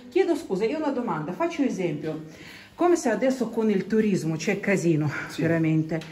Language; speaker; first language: Italian; non-native, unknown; Russian